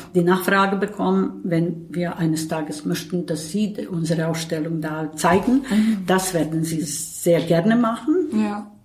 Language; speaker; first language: German; non-native, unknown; Bosnian